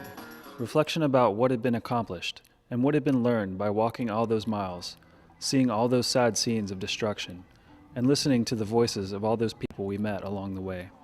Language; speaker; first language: English; native; English